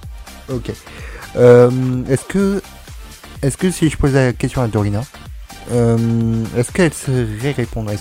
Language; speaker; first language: French; native; French